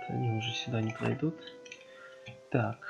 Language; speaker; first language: Russian; native; Russian